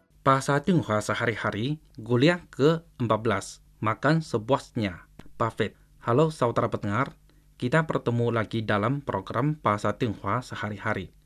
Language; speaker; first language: Indonesian; non-native, fluent; Chinese